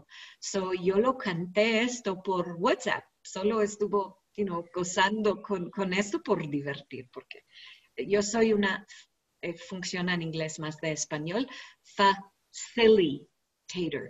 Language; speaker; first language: Spanish; non-native, learner; English